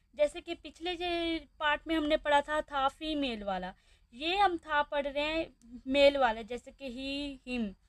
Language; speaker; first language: Urdu; native; Urdu